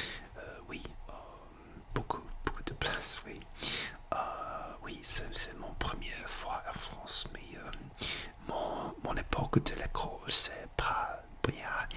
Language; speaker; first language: French; non-native, learner; English